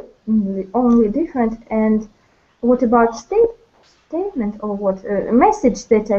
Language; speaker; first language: English; non-native, learner; Russian